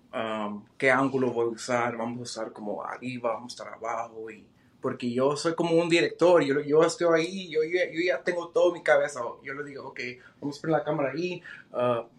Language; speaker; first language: Spanish; early bilingual, heritage; Spanish